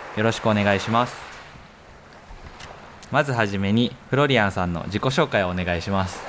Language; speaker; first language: Japanese; native; Japanese